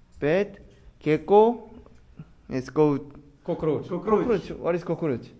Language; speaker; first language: English; non-native, learner; Korean